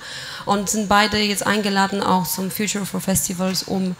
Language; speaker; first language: German; non-native, fluent; Polish